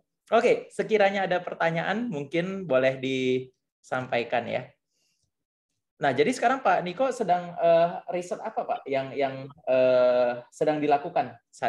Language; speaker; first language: Indonesian; native; Indonesian